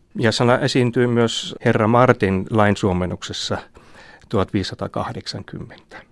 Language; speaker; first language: Finnish; non-native, fluent; German